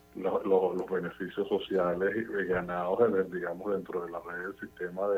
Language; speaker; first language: Spanish; native; Spanish